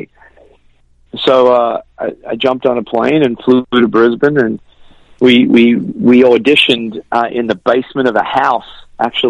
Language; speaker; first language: English; native; English